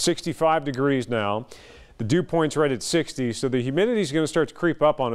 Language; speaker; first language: English; native; English